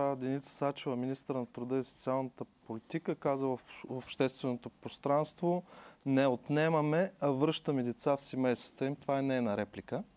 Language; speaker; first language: Bulgarian; native; Bulgarian